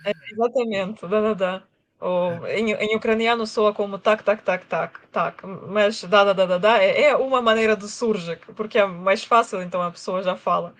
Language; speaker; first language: Portuguese; non-native, fluent; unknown